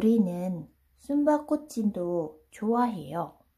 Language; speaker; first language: Korean; non-native, learner; Vietnamese